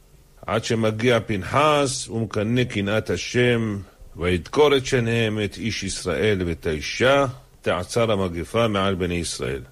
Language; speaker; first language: Hebrew; native; Hebrew